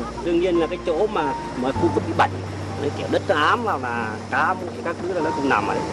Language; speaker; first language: Vietnamese; native; Vietnamese